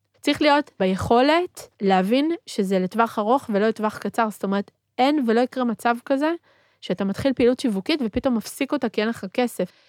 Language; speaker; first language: Hebrew; early bilingual, other home language; Spanish